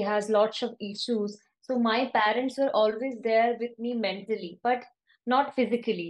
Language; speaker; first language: English; non-native, local second language; Odia